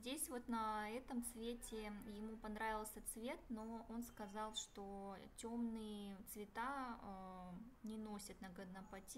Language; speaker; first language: Russian; native; Russian